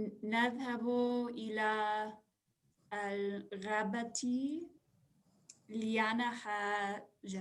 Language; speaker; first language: Arabic; non-native, learner; English